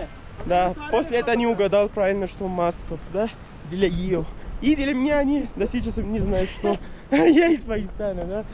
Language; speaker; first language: Russian; non-native, learner; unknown